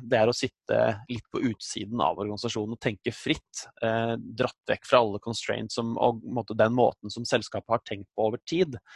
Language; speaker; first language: Norwegian; native; Norwegian